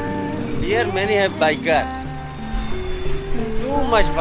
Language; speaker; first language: English; non-native, learner; Hindi